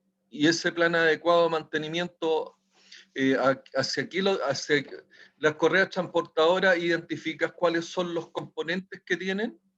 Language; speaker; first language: Spanish; native; Spanish